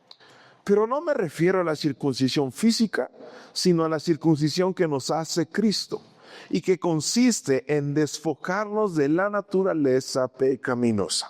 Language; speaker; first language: Spanish; native; Spanish